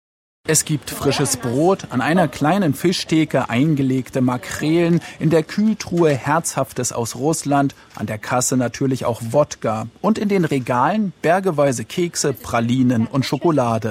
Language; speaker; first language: German; native; German